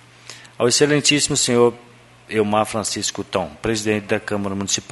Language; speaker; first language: Portuguese; native; Portuguese